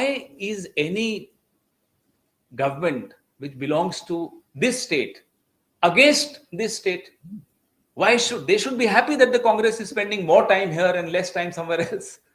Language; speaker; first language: English; non-native, local second language; Hindi